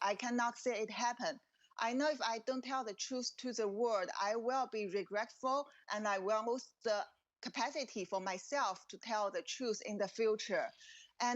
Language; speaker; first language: English; non-native, fluent; Chinese